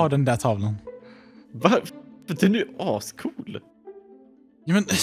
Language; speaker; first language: Swedish; native; Swedish